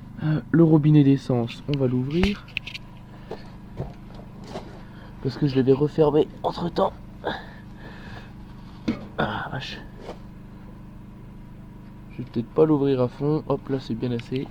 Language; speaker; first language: French; native; French